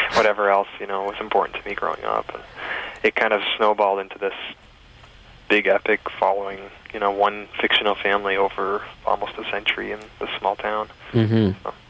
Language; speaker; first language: English; native; English